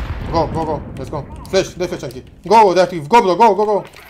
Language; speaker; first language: English; non-native, learner; Romanian